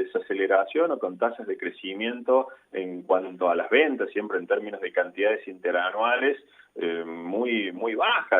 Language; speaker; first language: Spanish; native; Spanish